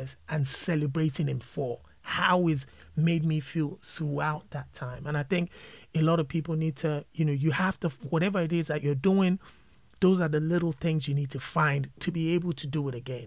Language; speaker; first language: English; non-native, local second language; Yoruba